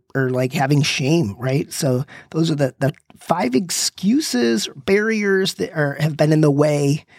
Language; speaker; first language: English; native; English